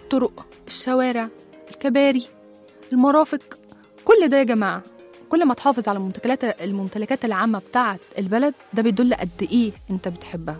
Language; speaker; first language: Arabic; native; Arabic